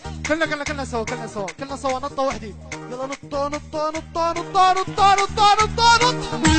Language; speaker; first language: Arabic; native; Arabic